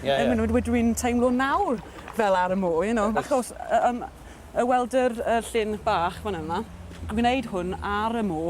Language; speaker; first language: Welsh; non-native, local second language; English